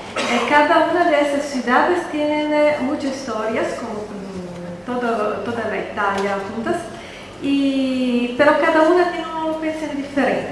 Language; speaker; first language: Spanish; non-native, fluent; Italian